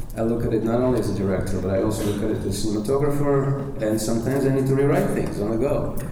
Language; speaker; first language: English; non-native, fluent; Russian